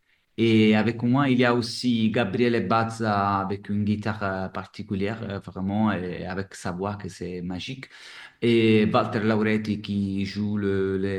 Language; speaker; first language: French; non-native, fluent; Italian